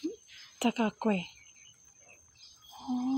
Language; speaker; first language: Chinese; non-native, learner; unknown